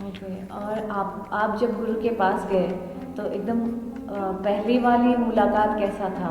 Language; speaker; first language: Hindi; non-native, local second language; Assamese